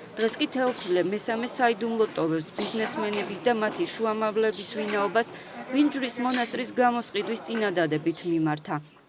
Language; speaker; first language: Georgian; native; Georgian